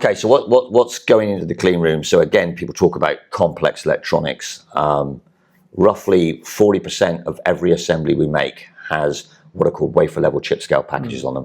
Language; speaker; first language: English; native; English